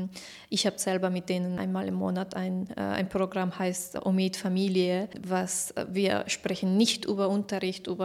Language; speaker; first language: German; non-native, fluent; Persian